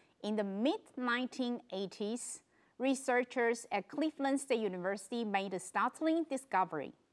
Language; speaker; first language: English; non-native, fluent; Chinese